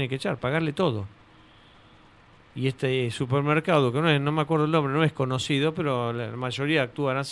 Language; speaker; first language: Spanish; native; Spanish